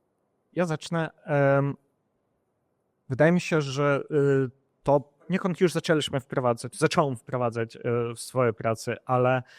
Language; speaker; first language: Polish; non-native, fluent; Ukrainian